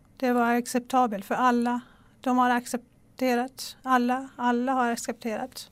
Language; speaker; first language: Swedish; non-native, local second language; Persian